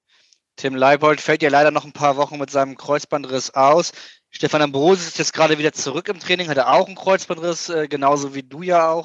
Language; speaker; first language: German; native; German